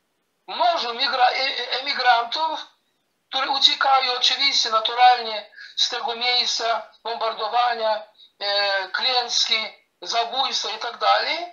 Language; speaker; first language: Polish; early bilingual, heritage; Polish